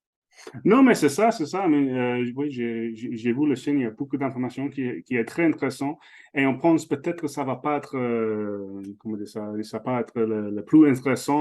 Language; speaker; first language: French; non-native, fluent; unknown